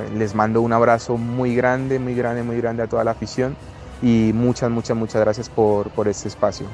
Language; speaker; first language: Spanish; native; Spanish